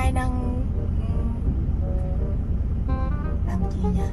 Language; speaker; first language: Vietnamese; non-native, learner; Thai